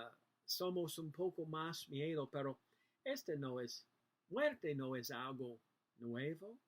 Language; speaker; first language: Spanish; non-native, learner; English